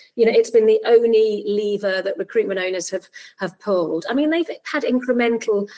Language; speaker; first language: English; native; English